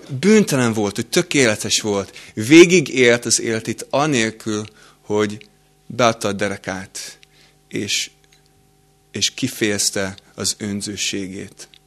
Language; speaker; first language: Hungarian; non-native, fluent; English